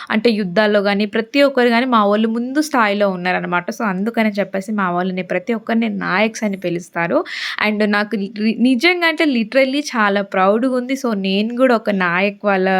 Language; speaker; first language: Telugu; non-native, local second language; Lambadi